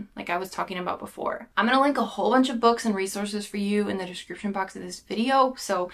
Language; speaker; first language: English; native; English